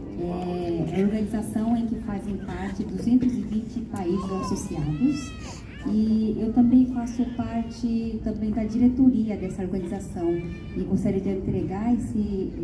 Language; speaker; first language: Portuguese; early bilingual, heritage; Korean